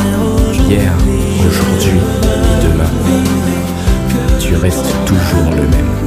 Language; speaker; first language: French; native; French